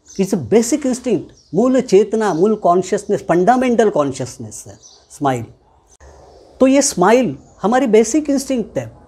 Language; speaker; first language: Hindi; non-native, local second language; Marathi